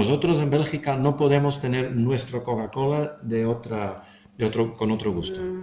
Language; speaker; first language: Spanish; non-native, fluent; Dutch